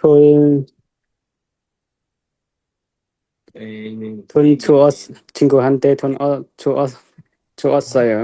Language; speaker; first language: Korean; non-native, learner; Lao